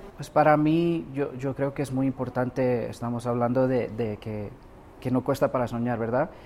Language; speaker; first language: Spanish; early bilingual, heritage; Spanish